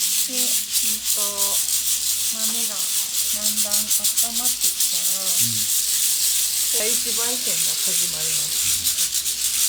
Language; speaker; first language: Japanese; native; Japanese